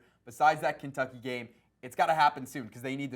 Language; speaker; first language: English; native; English